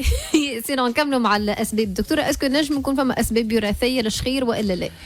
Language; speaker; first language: Arabic; native; Arabic